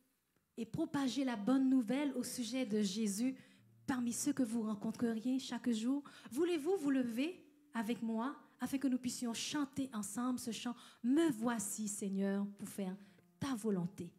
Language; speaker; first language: French; native; French